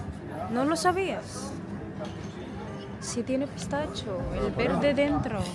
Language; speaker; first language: Spanish; non-native, fluent; Filipino